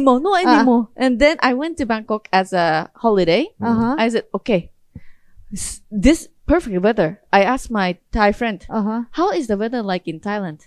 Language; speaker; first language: English; non-native, fluent; Japanese